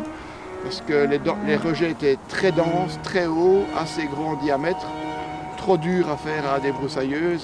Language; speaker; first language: French; native; French